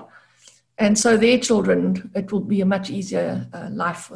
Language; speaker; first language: English; native; English